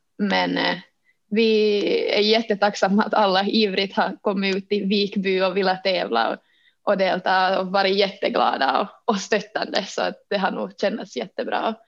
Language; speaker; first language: Swedish; native; Swedish